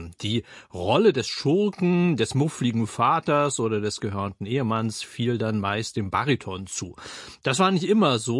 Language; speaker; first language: German; native; German